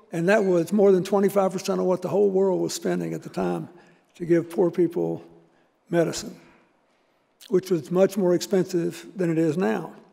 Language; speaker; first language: English; native; English